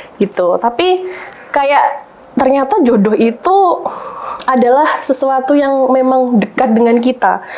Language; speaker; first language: Indonesian; non-native, local second language; Javanese